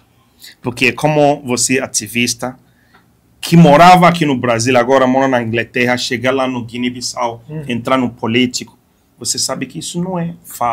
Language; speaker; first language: Portuguese; non-native, fluent; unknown